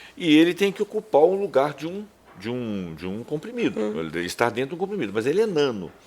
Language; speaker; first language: Portuguese; native; Portuguese